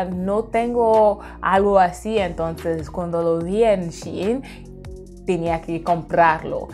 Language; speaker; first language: Spanish; non-native, fluent; English